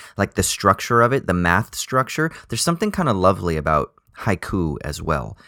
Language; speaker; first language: English; native; English